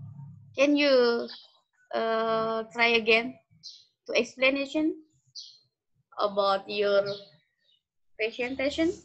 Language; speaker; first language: English; non-native, learner; Indonesian